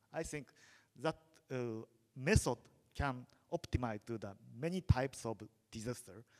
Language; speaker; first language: English; non-native, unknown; Japanese